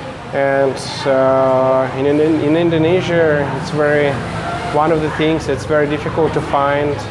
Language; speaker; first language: English; non-native, fluent; Russian